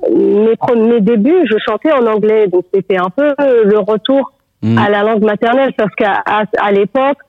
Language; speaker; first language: French; non-native, local second language; Arabic